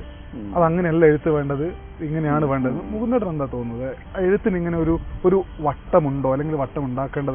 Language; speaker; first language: Malayalam; native; Malayalam